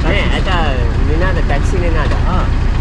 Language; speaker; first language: Russian; non-native, learner; Malayalam